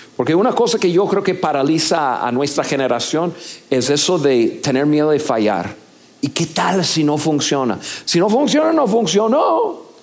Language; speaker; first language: Spanish; non-native, fluent; English